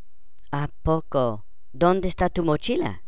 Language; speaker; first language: Spanish; non-native, learner; English